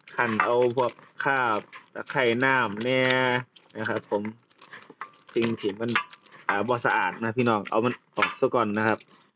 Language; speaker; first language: Thai; native; Thai